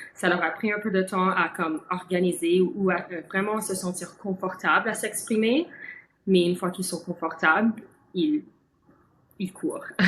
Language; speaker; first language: French; early bilingual, other home language; Italian